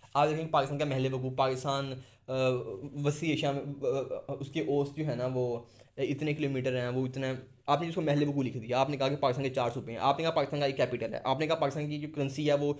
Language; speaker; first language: Urdu; non-native, local second language; Punjabi